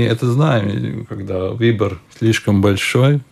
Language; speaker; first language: Russian; non-native, local second language; Latvian